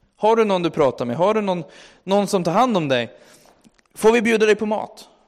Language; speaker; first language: Swedish; native; Swedish